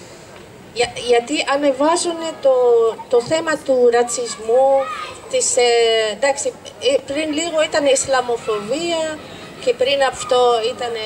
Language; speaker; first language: Greek; non-native, fluent; Arabic